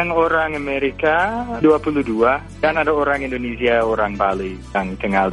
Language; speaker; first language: Indonesian; non-native, fluent; English